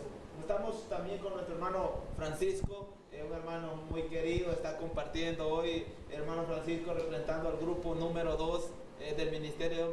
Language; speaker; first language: Spanish; native; Spanish